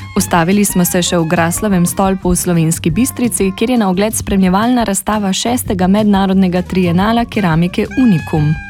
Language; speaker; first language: Slovenian; native; Slovenian